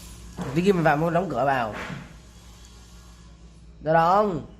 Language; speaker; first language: Vietnamese; native; Vietnamese